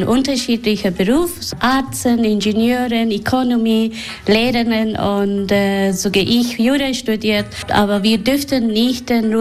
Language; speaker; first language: German; non-native, fluent; Persian